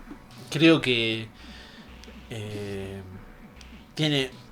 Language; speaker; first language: Spanish; native; Spanish